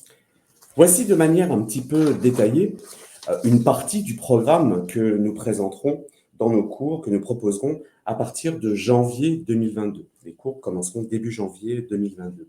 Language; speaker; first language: French; native; French